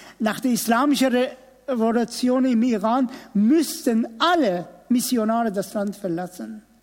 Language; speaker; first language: German; non-native, fluent; Persian